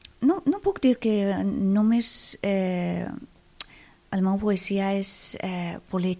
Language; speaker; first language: Catalan; non-native, fluent; Persian